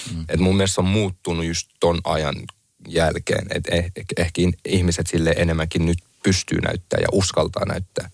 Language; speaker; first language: Finnish; early bilingual, other home language; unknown